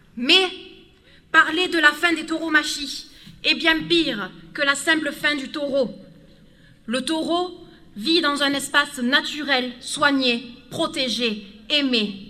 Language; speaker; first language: French; native; French